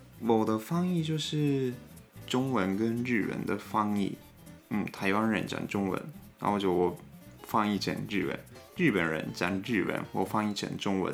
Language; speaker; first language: Chinese; non-native, fluent; Japanese